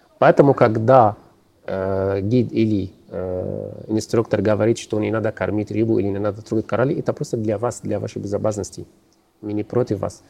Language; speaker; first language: Russian; non-native, learner; Arabic